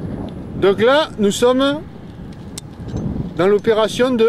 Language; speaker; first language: French; native; French